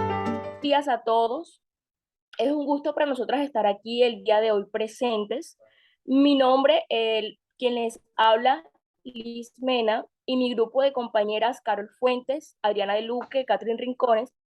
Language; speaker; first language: Spanish; native; Spanish